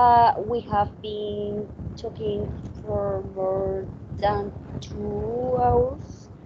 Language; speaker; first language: English; non-native, learner; Spanish